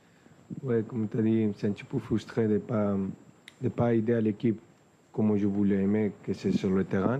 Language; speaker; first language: French; non-native, fluent; Spanish